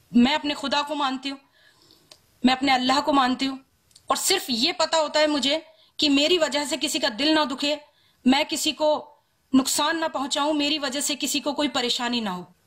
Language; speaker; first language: Hindi; native; Hindi